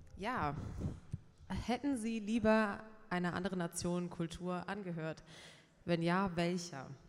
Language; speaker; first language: German; early bilingual, other home language; Persian